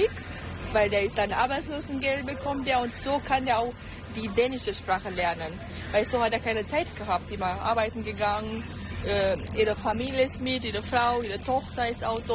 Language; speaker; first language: German; non-native, learner; Romanian